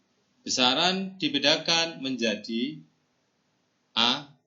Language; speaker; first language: Indonesian; native; Indonesian